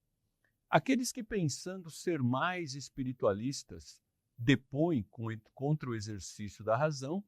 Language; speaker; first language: Portuguese; native; Portuguese